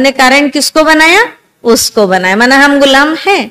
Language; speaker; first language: Hindi; native; Hindi